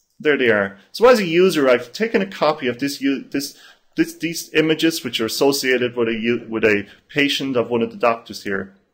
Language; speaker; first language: English; native; English